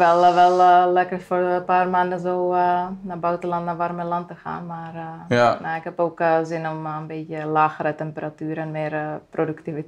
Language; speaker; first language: Dutch; non-native, fluent; Czech